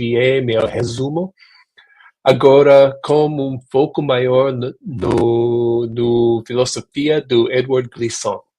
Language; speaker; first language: Portuguese; non-native, learner; English